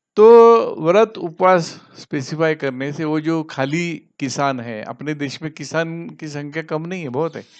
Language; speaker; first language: Hindi; non-native, local second language; Marathi